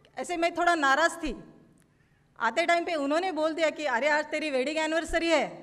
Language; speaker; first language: Hindi; non-native, local second language; Marathi